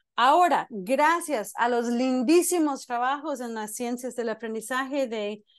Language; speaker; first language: Spanish; non-native, fluent; English